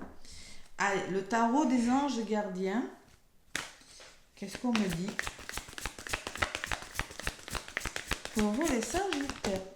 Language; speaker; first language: French; native; French